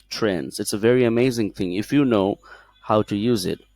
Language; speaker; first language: English; non-native, local second language; Bangla